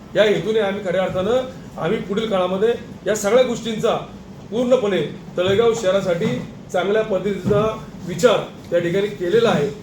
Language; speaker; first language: Marathi; native; Marathi